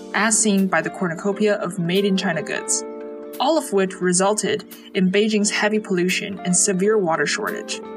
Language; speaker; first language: English; early bilingual, other home language; Chinese